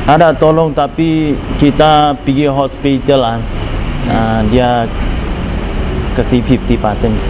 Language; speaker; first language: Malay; non-native, learner; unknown